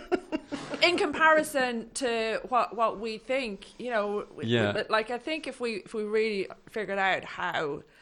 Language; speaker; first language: English; native; English